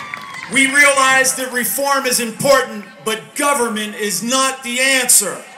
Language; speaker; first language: English; native; English